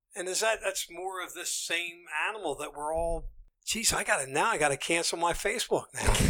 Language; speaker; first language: English; native; English